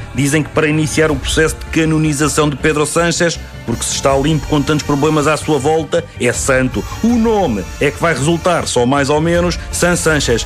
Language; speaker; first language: Portuguese; native; Portuguese